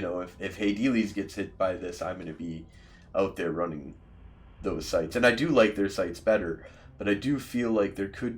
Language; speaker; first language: English; native; English